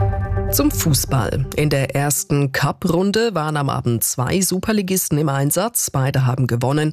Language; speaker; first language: German; native; German